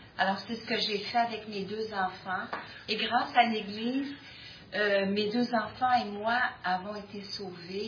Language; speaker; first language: French; native; French